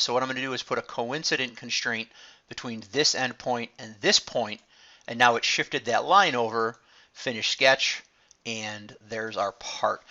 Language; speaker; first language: English; native; English